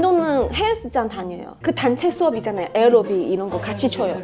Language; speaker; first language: Korean; non-native, fluent; Chinese